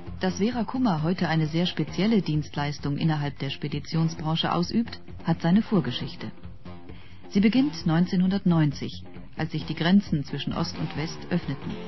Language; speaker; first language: German; native; German